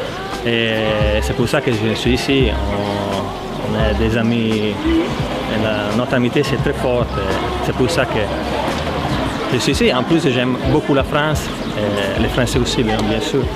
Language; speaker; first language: French; non-native, learner; Italian